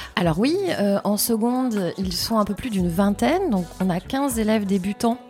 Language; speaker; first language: French; native; French